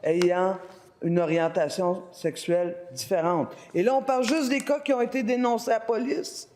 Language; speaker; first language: French; native; French